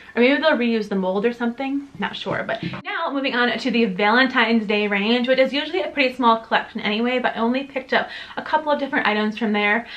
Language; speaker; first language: English; native; English